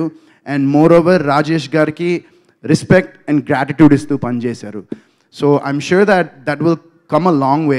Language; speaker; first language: Telugu; native; Telugu